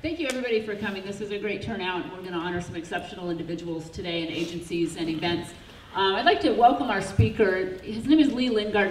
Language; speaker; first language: English; native; English